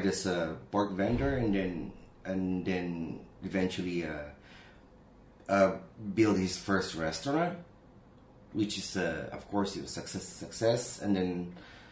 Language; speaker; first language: English; non-native, local second language; Filipino